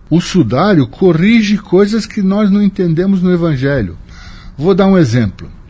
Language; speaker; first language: Portuguese; native; Portuguese